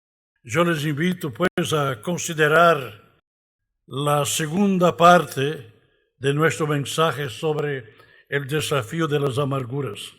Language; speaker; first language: Spanish; non-native, fluent; Portuguese